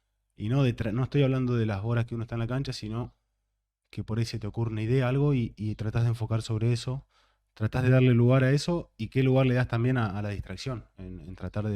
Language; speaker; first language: Spanish; native; Spanish